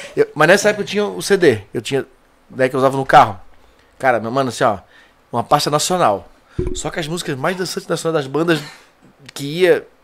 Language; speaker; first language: Portuguese; native; Portuguese